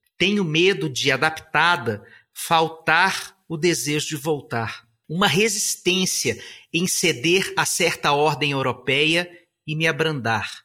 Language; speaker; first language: Portuguese; native; Portuguese